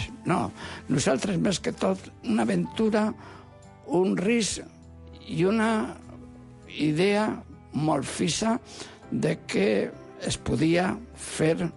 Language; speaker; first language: Catalan; non-native, local second language; Spanish